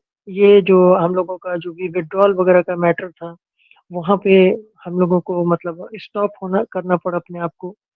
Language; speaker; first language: Hindi; native; Hindi